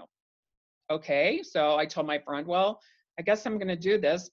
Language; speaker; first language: English; native; English